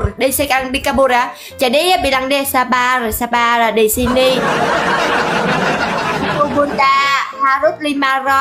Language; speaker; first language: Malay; non-native, learner; Vietnamese